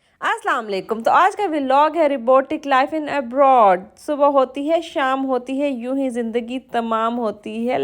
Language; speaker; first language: Urdu; native; Urdu